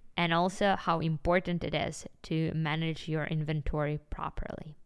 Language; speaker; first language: English; non-native, fluent; Ukrainian